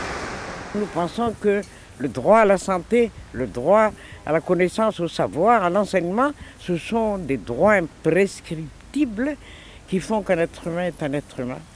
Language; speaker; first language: French; non-native, local second language; Malagasy